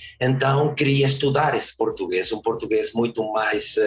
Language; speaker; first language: Portuguese; early bilingual, heritage; Spanish